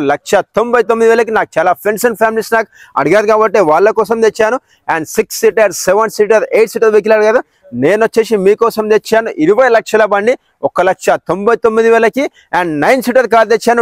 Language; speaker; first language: Telugu; native; Telugu